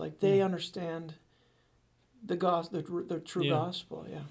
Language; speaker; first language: English; native; English